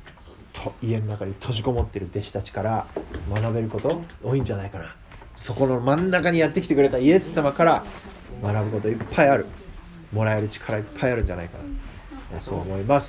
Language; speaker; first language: Japanese; native; Japanese